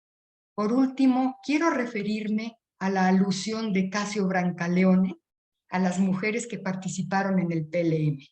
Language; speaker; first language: Spanish; native; Spanish